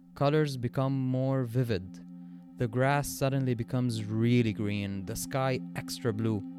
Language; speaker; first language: English; non-native, local second language; Arabic